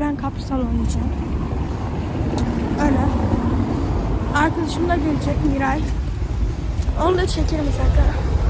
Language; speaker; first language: Turkish; early bilingual, heritage; Turkish